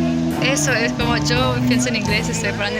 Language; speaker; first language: Spanish; non-native, learner; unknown